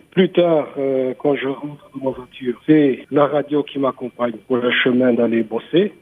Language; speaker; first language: French; native; French